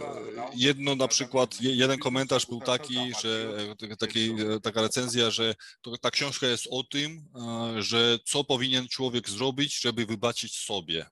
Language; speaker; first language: Polish; non-native, fluent; Georgian